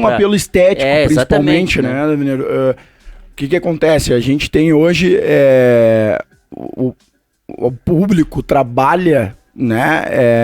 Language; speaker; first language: Portuguese; native; Portuguese